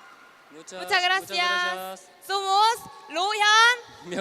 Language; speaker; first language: Spanish; non-native, learner; Korean